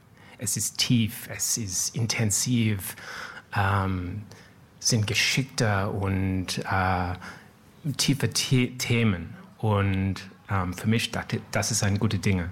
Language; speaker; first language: German; non-native, learner; English